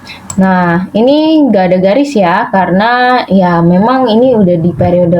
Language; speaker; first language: Indonesian; native; Indonesian